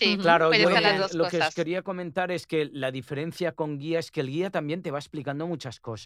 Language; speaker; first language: Spanish; non-native, learner; French